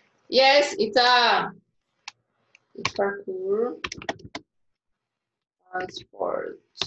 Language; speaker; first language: English; non-native, fluent; Portuguese